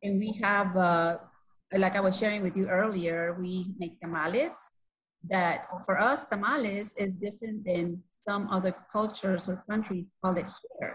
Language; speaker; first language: English; non-native, fluent; Spanish